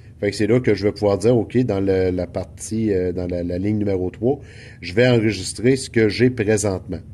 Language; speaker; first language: French; native; French